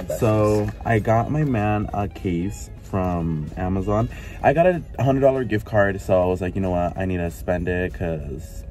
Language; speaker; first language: English; early bilingual, other home language; Spanish